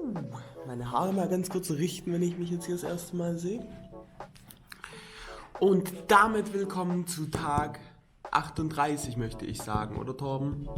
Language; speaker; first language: German; native; German